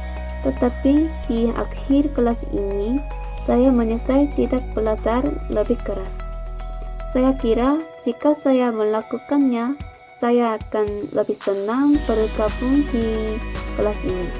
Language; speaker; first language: Indonesian; non-native, fluent; Korean